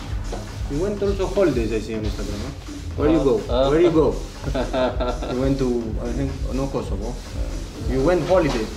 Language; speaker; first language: English; non-native, learner; Greek